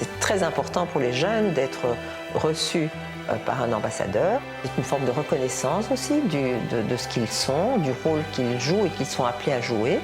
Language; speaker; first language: French; native; French